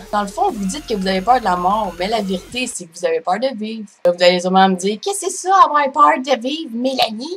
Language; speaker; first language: French; native; French